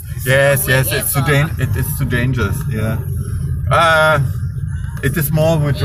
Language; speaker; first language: English; non-native, learner; German